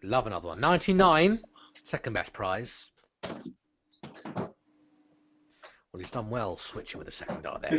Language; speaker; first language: English; native; English